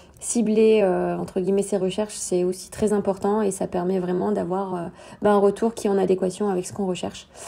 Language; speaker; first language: French; native; French